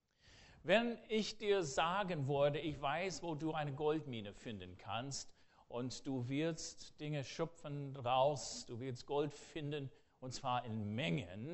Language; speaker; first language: German; non-native, fluent; English